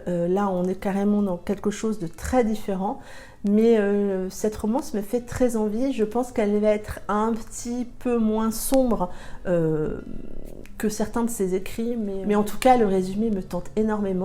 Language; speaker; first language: French; native; French